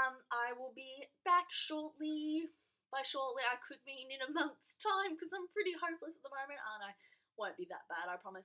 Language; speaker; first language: English; native; English